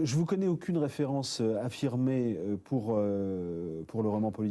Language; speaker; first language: French; native; French